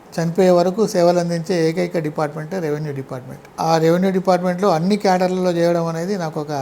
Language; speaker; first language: Telugu; native; Telugu